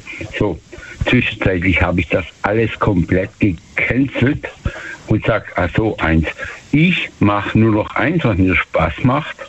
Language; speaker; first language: German; native; German